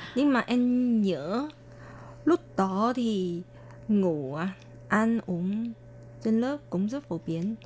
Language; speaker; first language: Vietnamese; non-native, fluent; Chinese